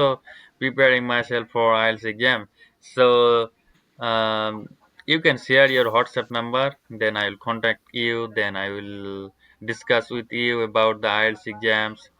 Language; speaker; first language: English; non-native, learner; Bangla